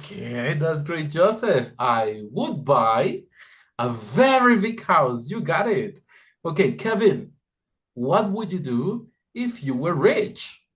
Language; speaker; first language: English; non-native, fluent; Spanish